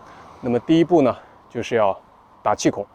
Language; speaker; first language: Chinese; native; Chinese